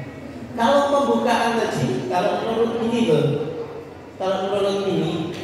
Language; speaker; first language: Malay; non-native, local second language; Javanese